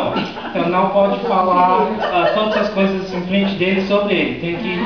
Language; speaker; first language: Portuguese; non-native, fluent; English